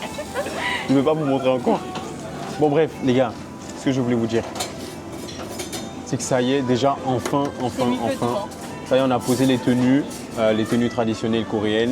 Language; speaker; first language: French; native; French